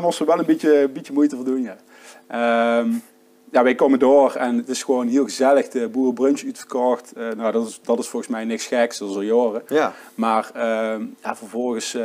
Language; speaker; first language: Dutch; native; Dutch